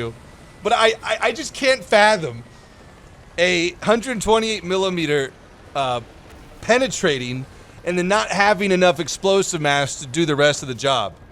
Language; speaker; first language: English; native; English